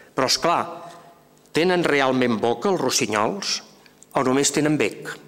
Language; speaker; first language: Catalan; native; Catalan